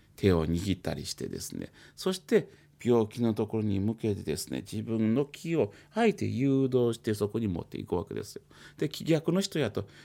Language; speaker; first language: Japanese; native; Japanese